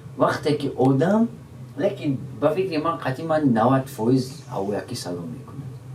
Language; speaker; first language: Tajik; non-native, local second language; Shughni